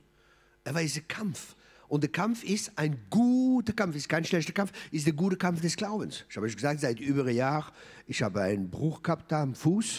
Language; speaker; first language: German; non-native, fluent; French